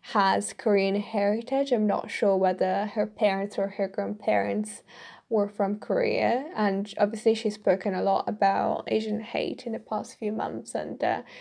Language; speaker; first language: English; non-native, fluent; Italian